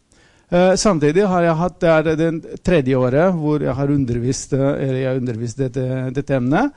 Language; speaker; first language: Norwegian; non-native, fluent; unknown